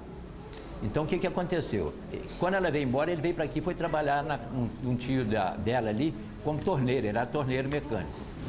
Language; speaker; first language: Portuguese; native; Portuguese